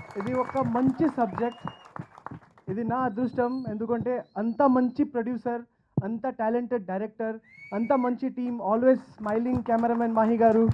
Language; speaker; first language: Telugu; non-native, learner; Odia